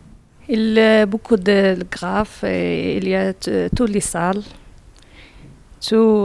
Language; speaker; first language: French; non-native, learner; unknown